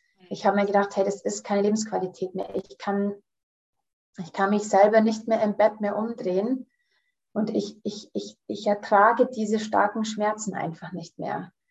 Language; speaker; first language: German; early bilingual, heritage; German